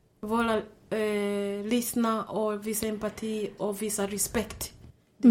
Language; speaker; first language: Swedish; non-native, fluent; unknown